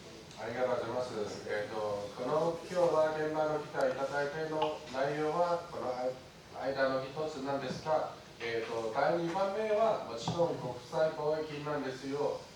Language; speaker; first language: Japanese; non-native, learner; Chinese